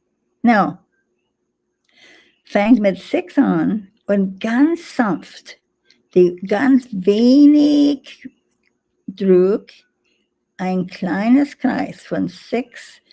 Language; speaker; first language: German; non-native, fluent; English